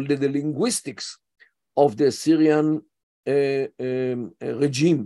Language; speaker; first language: English; non-native, fluent; Yiddish